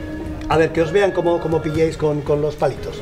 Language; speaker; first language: Spanish; native; Spanish